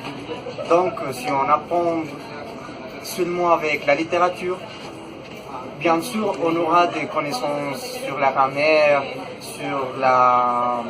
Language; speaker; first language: French; non-native, fluent; Spanish